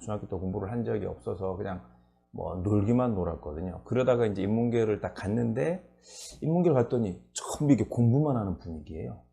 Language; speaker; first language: Korean; native; Korean